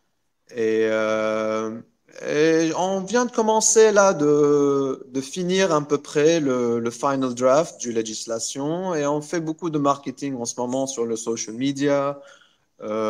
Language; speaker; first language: French; non-native, local second language; Arabic